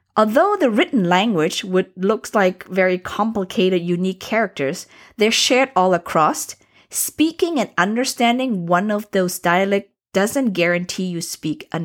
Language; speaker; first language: English; non-native, fluent; Cantonese